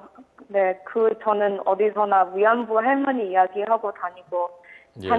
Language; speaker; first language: Korean; early bilingual, heritage; Korean